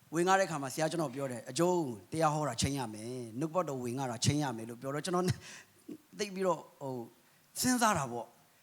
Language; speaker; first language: Burmese; non-native, local second language; Kachin